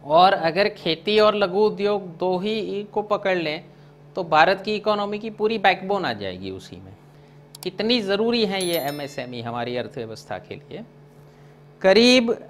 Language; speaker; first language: Hindi; non-native, local second language; Gujarati